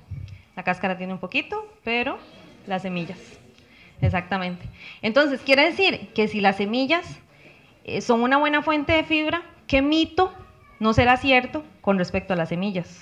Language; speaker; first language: Spanish; native; Spanish